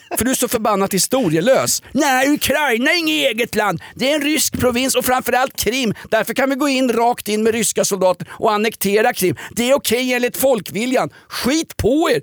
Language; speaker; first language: Swedish; native; Swedish